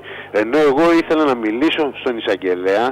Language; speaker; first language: Greek; non-native, fluent; Bulgarian